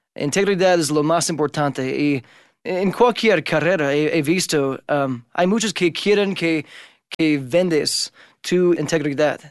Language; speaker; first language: Spanish; non-native, fluent; English